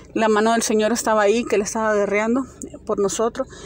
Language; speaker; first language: Spanish; native; Spanish